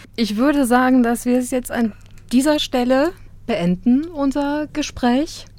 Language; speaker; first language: German; native; German